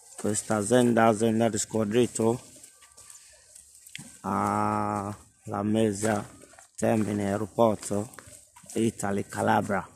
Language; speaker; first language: Italian; non-native, learner; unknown